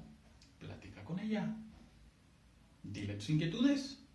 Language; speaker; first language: Spanish; native; Spanish